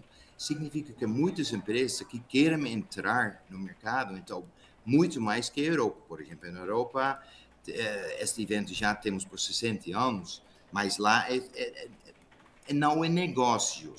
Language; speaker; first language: Portuguese; non-native, fluent; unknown